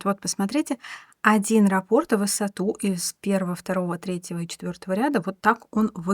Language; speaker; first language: Russian; native; Russian